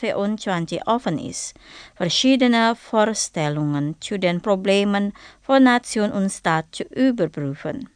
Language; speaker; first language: German; non-native, fluent; Indonesian